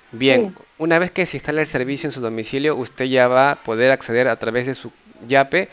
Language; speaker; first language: Spanish; native; Spanish